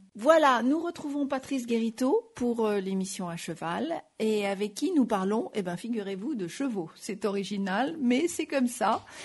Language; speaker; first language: French; native; French